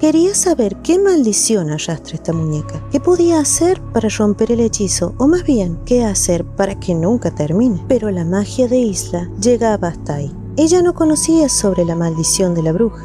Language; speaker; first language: Spanish; native; Spanish